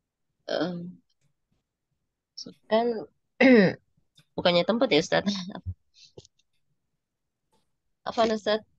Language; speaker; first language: Indonesian; native; Indonesian